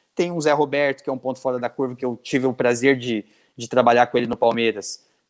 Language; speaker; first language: Portuguese; native; Portuguese